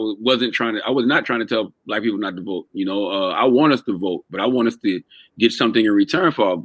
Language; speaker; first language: English; native; English